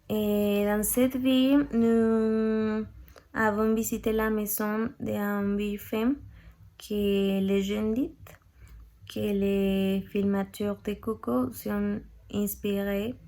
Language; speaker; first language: French; non-native, learner; Spanish